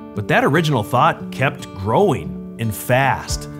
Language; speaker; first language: English; native; English